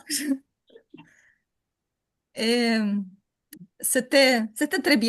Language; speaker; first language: French; non-native, learner; Ukrainian